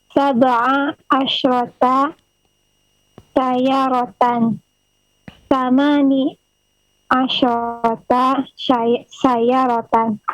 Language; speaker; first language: Arabic; non-native, learner; Indonesian